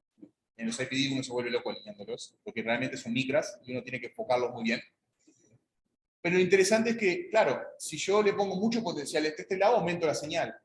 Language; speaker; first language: Spanish; native; Spanish